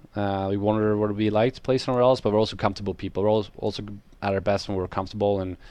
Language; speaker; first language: English; non-native, fluent; Swedish